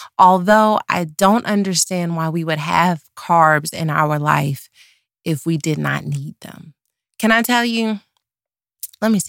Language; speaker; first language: English; native; English